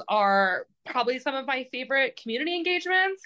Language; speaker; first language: English; native; English